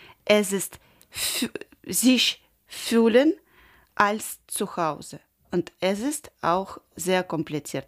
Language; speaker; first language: German; non-native, learner; Ukrainian